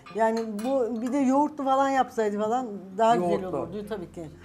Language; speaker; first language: Turkish; native; Turkish